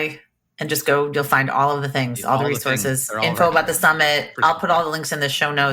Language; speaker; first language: English; native; English